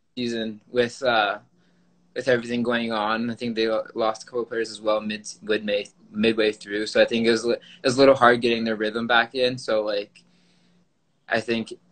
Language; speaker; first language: English; native; English